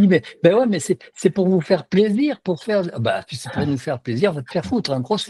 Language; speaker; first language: French; native; French